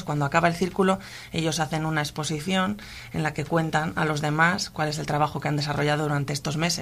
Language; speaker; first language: Spanish; native; Spanish